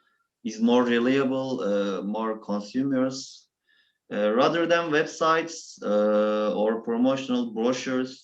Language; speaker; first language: English; non-native, learner; Turkish